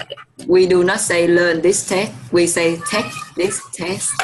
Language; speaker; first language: English; non-native, fluent; Vietnamese